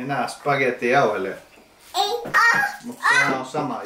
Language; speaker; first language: Finnish; non-native, local second language; Swedish